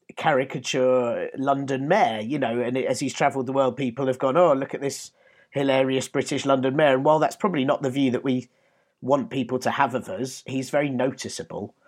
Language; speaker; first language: English; native; English